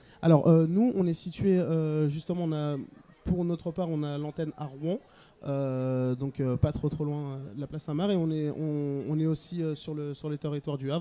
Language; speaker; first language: French; native; French